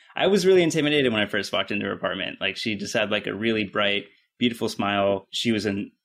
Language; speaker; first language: English; native; English